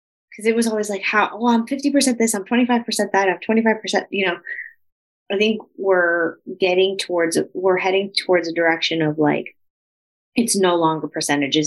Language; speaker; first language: English; early bilingual, other home language; Spanish